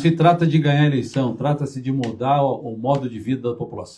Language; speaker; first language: Portuguese; native; Portuguese